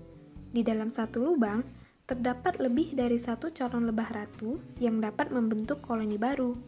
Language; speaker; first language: Indonesian; native; Indonesian